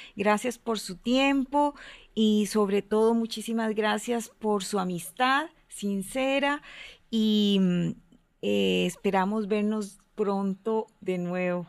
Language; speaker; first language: Spanish; native; Spanish